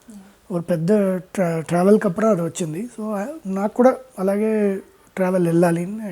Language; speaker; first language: Telugu; non-native, fluent; Tamil